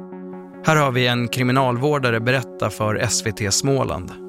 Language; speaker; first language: Swedish; native; Swedish